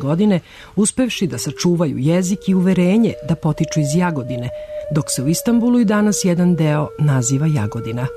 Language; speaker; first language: Serbian; native; Serbian